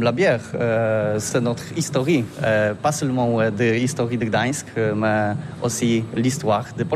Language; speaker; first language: French; non-native, fluent; Polish